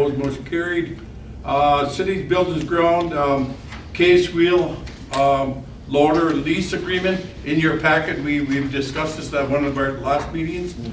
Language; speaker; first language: English; native; English